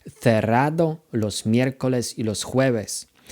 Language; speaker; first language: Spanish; non-native, fluent; Polish